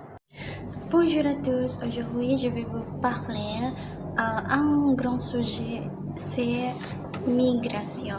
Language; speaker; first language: French; non-native, learner; Indonesian